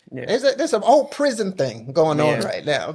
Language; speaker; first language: English; native; English